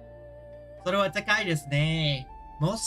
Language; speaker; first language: Japanese; non-native, learner; English